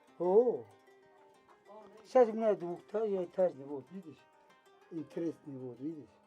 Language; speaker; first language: Russian; non-native, learner; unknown